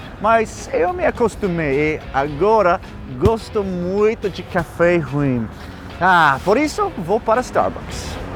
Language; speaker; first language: Portuguese; non-native, fluent; English